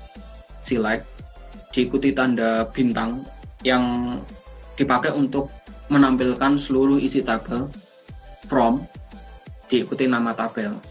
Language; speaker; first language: Indonesian; native; Indonesian